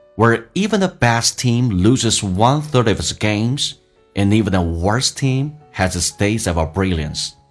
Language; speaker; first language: English; non-native, fluent; Chinese